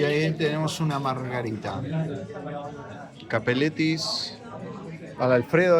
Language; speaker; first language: Spanish; native; Spanish